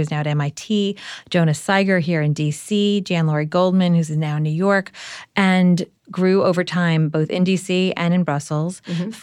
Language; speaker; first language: English; native; English